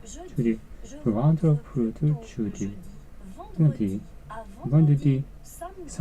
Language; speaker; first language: French; non-native, learner; Japanese